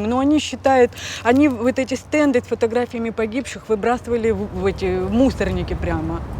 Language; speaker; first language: Russian; native; Russian